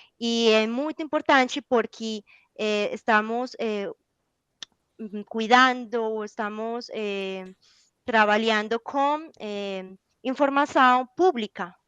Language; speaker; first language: Portuguese; non-native, learner; Spanish